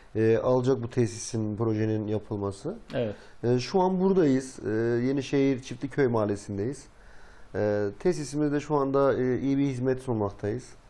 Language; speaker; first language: Turkish; native; Turkish